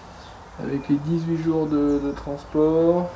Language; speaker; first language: French; native; French